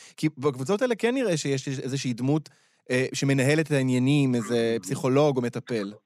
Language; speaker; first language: Hebrew; native; Hebrew